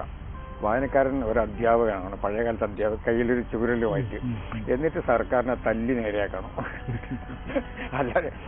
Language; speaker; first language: Malayalam; native; Malayalam